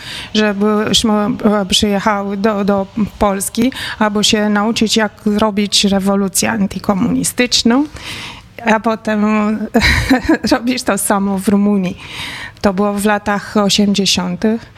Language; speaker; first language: Polish; non-native, fluent; Romanian